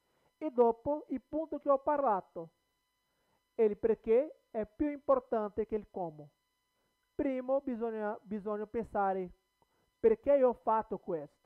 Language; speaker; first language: Italian; non-native, learner; Portuguese